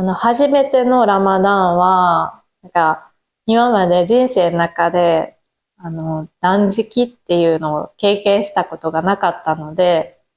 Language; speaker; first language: Japanese; native; Japanese